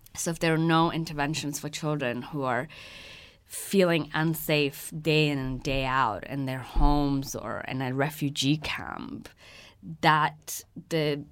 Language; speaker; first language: English; early bilingual, other home language; Persian